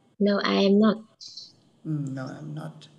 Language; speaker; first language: English; non-native, learner; Vietnamese